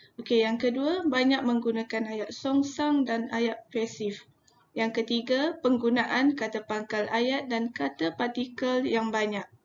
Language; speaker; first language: Malay; native; Malay